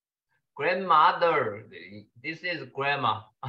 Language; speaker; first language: English; non-native, learner; Korean